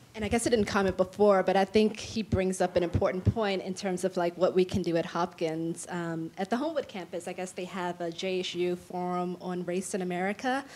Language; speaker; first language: English; native; English